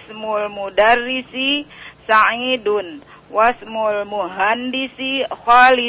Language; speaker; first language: Arabic; non-native, learner; Indonesian